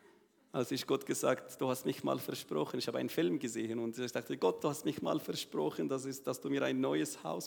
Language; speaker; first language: German; non-native, learner; Arabic